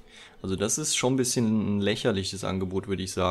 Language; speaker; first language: German; native; German